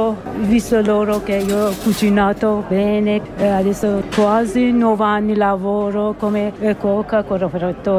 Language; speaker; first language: Italian; non-native, learner; Persian